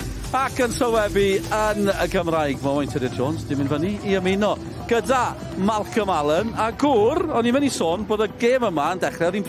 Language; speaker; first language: Welsh; native; Welsh